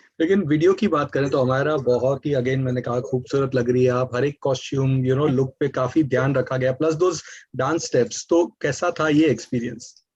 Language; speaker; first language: Hindi; native; Hindi